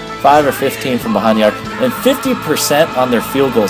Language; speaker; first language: English; native; English